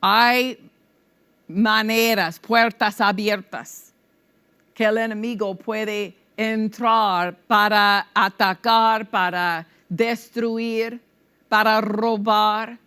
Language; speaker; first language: Spanish; non-native, fluent; English